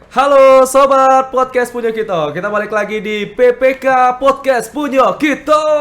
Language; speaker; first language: Indonesian; native; Indonesian